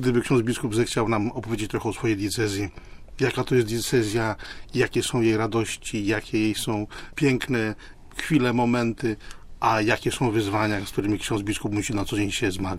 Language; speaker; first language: Polish; native; Polish